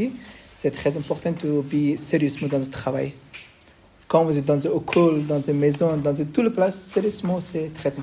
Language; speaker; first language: French; non-native, learner; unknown